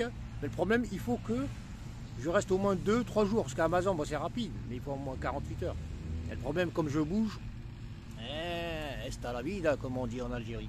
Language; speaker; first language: French; non-native, local second language; Arabic